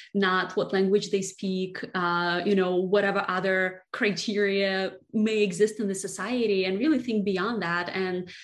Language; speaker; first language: English; non-native, fluent; Russian